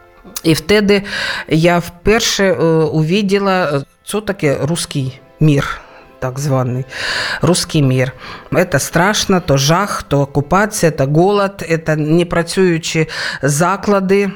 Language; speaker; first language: Ukrainian; non-native, local second language; Russian